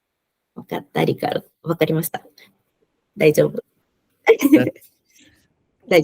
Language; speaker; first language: Japanese; native; Japanese